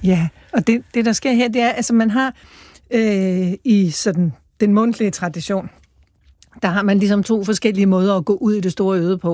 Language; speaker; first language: Danish; native; Danish